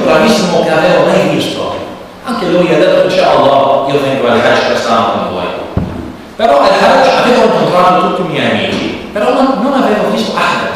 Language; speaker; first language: Italian; non-native, learner; English